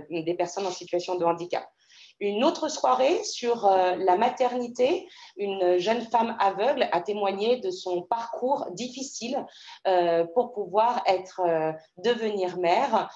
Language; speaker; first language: French; native; French